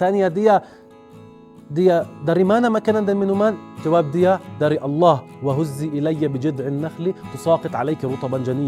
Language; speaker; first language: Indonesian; non-native, learner; Arabic